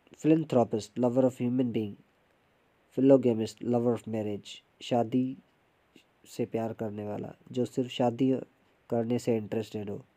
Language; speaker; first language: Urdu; non-native, local second language; Sindhi